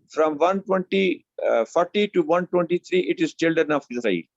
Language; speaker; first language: English; non-native, local second language; Urdu